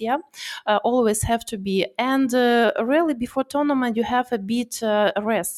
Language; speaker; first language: English; non-native, learner; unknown